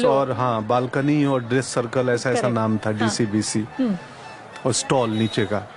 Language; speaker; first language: Hindi; non-native, local second language; Bhojpuri